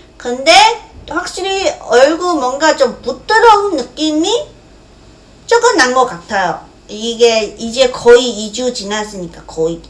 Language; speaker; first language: Korean; non-native, fluent; Chinese